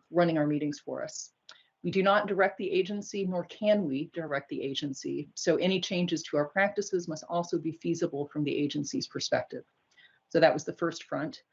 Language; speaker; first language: English; native; English